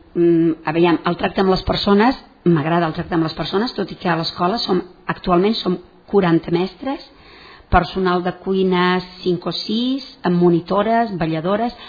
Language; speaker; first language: Catalan; non-native, local second language; Spanish